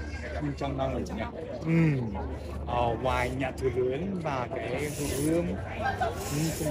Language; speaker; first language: Vietnamese; non-native, learner; Chinese